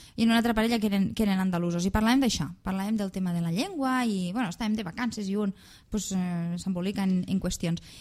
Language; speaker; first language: Catalan; native; Catalan